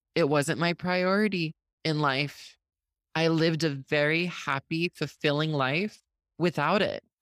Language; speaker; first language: English; native; English